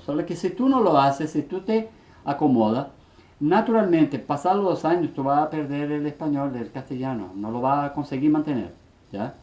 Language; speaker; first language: Spanish; early bilingual, heritage; Spanish